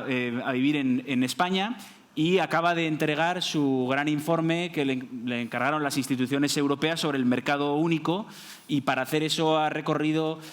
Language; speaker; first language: Spanish; native; Spanish